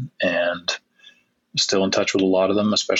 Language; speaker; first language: English; native; English